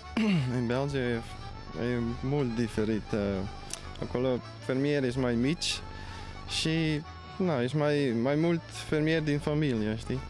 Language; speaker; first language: Romanian; non-native, learner; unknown